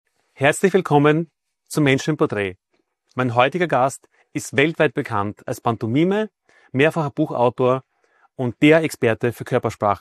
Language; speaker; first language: German; native; German